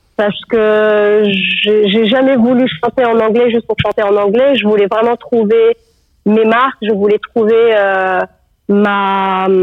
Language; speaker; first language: French; non-native, local second language; Arabic